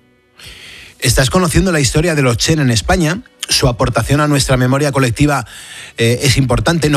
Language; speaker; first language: Spanish; native; Spanish